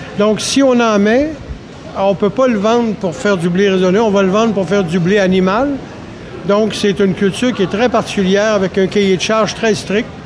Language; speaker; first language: French; native; French